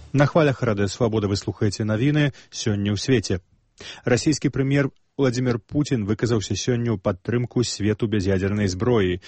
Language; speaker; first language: Belarusian; native; Belarusian